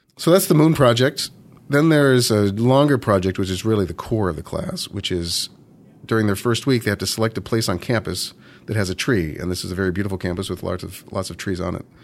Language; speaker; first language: English; native; English